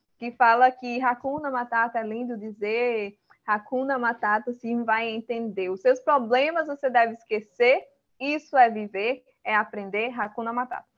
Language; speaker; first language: Portuguese; early bilingual, other home language; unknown